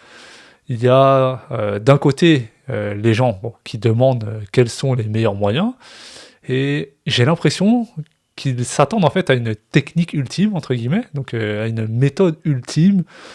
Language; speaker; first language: French; native; French